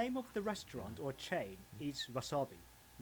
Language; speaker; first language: English; non-native, fluent; Japanese